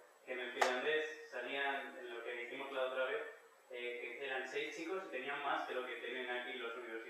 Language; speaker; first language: Spanish; native; Spanish